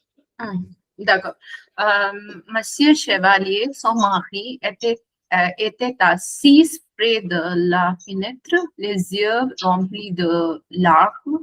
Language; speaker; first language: French; non-native, learner; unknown